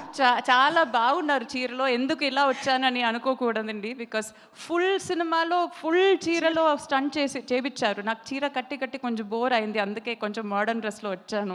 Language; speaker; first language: Telugu; non-native, fluent; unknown